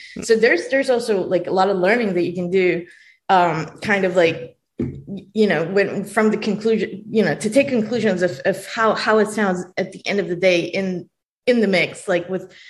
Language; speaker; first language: English; non-native, fluent; Hebrew